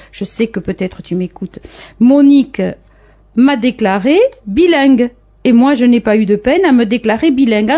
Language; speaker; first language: French; native; French